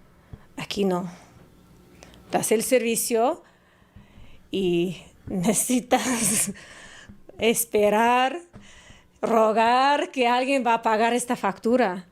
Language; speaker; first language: Spanish; non-native, fluent; English